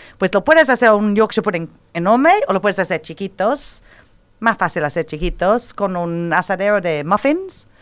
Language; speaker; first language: Spanish; non-native, fluent; English